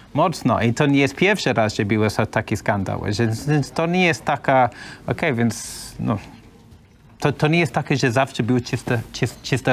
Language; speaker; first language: Polish; non-native, learner; English